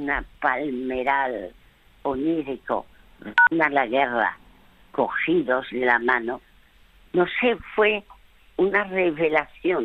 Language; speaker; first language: Spanish; early bilingual, other home language; French